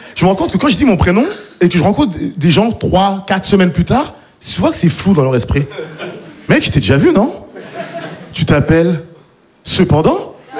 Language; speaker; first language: French; native; French